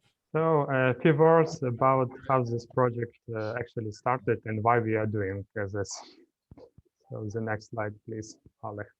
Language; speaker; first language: English; non-native, fluent; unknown